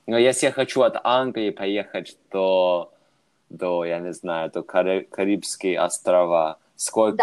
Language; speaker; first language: Russian; non-native, fluent; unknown